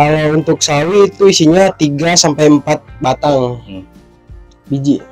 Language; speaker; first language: Indonesian; native; Indonesian